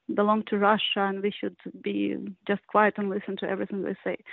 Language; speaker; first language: English; non-native, learner; Ukrainian